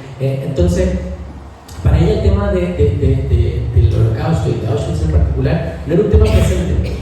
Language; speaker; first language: Spanish; native; Spanish